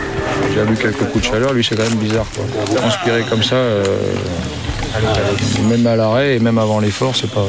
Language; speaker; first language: French; native; French